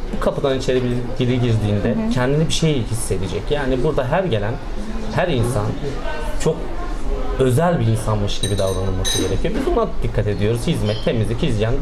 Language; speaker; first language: Turkish; native; Turkish